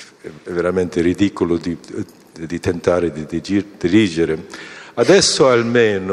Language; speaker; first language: Italian; non-native, fluent; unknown